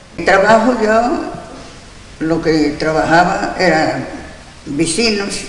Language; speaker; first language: Spanish; non-native, local second language; Galician